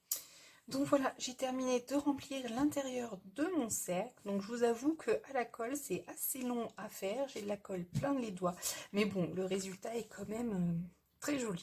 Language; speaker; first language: French; native; French